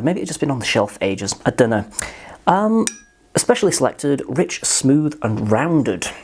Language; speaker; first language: English; native; English